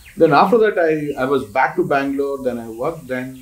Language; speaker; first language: English; non-native, local second language; Kannada